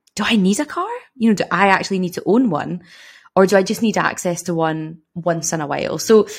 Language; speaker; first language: English; native; English